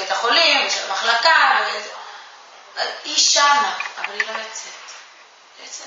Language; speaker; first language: Hebrew; non-native, fluent; Japanese